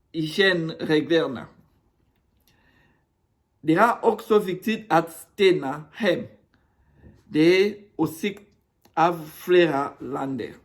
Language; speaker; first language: Swedish; non-native, learner; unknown